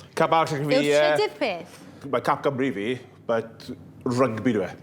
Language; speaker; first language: Welsh; non-native, local second language; English